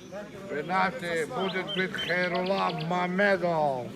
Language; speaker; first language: Russian; non-native, local second language; Lezghian